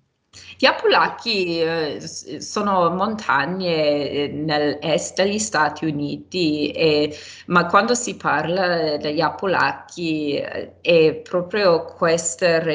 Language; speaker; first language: Italian; non-native, fluent; English